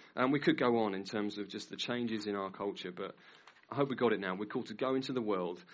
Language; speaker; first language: English; native; English